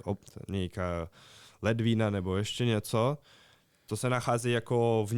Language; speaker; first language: Czech; non-native, fluent; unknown